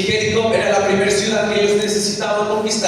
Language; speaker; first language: Spanish; native; Spanish